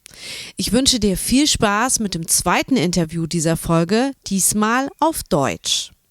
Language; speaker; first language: German; native; German